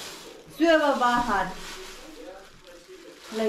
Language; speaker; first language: Finnish; non-native, learner; Filipino